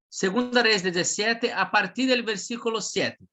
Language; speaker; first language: Spanish; non-native, fluent; Portuguese